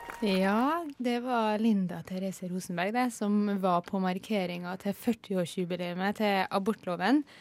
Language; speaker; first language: Norwegian; native; Norwegian